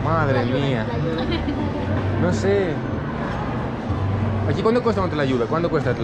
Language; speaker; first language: Spanish; non-native, learner; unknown